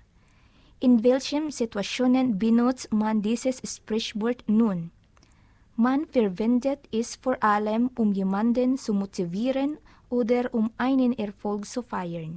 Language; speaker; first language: German; non-native, learner; Filipino